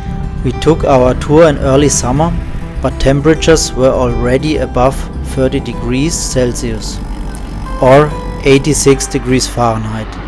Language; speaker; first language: English; non-native, learner; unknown